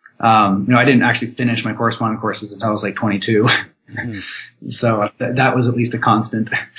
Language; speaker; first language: English; native; English